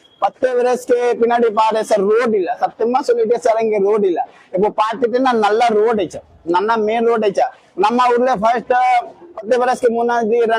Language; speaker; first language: Tamil; non-native, local second language; Hindi